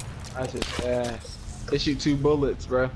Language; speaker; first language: English; native; English